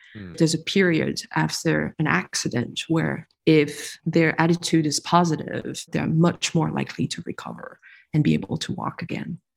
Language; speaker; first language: English; non-native, fluent; French